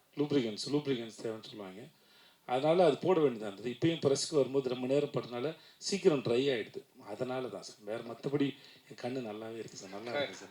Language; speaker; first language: Tamil; native; Tamil